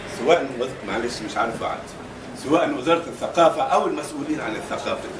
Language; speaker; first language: Egyptian Arabic; non-native, local second language; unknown